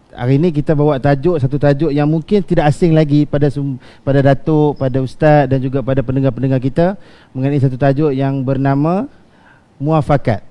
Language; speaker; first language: Malay; native; Malay